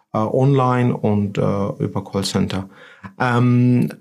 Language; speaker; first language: German; non-native, fluent; Georgian